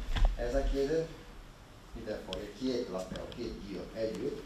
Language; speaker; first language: Hungarian; non-native, learner; Portuguese